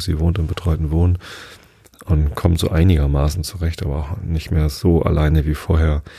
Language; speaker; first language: German; native; German